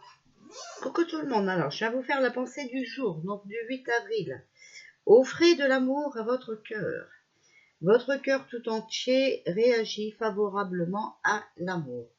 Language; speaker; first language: French; native; French